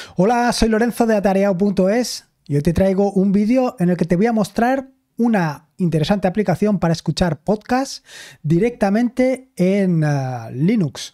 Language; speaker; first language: Spanish; native; Spanish